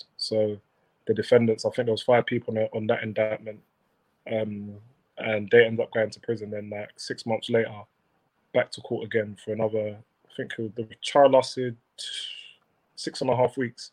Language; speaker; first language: English; native; English